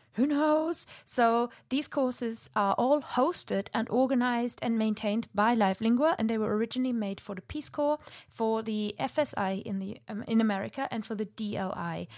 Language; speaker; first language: English; non-native, fluent; German